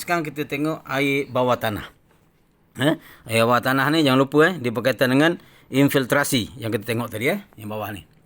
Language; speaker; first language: Malay; native; Malay